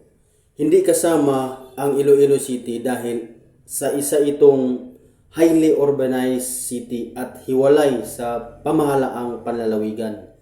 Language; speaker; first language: Filipino; native; Filipino